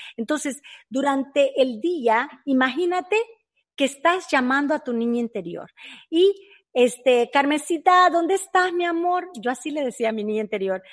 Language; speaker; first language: Spanish; native; Spanish